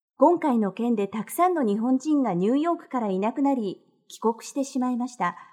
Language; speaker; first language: Japanese; native; Japanese